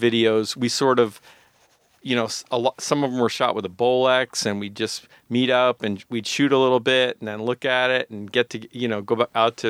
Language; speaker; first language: English; native; English